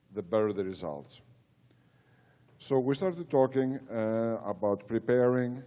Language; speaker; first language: English; non-native, fluent; Greek